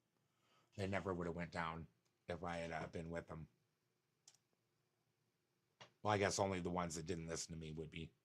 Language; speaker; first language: English; native; English